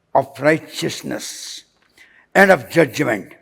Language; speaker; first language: English; non-native, local second language; Telugu